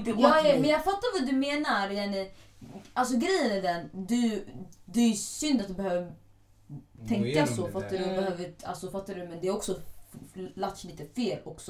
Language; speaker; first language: Swedish; early bilingual, other home language; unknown